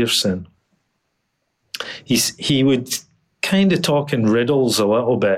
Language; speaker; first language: English; native; English